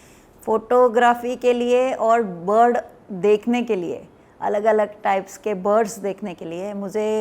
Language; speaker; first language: Hindi; non-native, local second language; Marathi